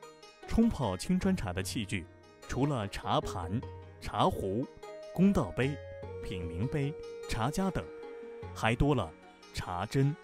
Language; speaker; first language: Chinese; native; Chinese